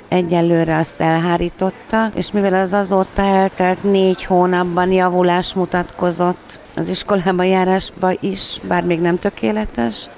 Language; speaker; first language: Hungarian; native; Hungarian